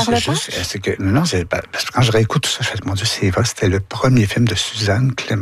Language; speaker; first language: French; native; French